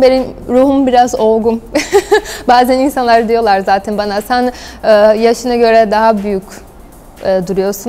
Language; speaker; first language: Turkish; non-native, fluent; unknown